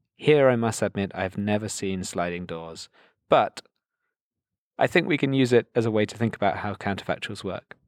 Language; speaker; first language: English; native; English